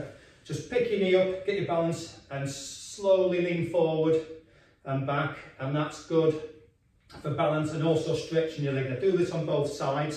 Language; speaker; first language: English; native; English